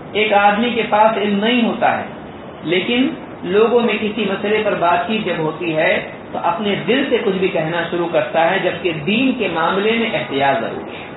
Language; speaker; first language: Urdu; native; Urdu